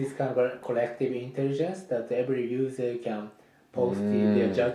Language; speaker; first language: English; non-native, fluent; Japanese